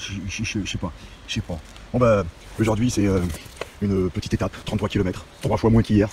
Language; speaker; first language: French; native; French